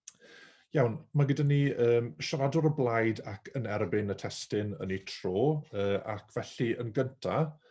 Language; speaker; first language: Welsh; native; Welsh